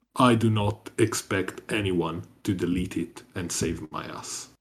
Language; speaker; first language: English; non-native, fluent; Italian